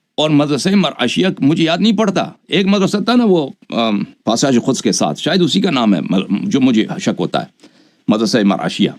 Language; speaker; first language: Urdu; non-native, fluent; Persian